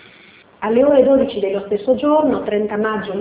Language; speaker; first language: Italian; native; Italian